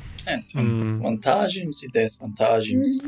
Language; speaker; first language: Portuguese; non-native, learner; German